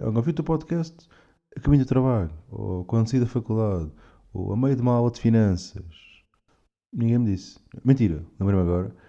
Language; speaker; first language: Portuguese; native; Portuguese